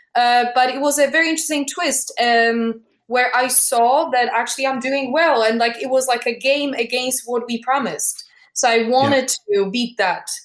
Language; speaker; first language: English; non-native, fluent; Polish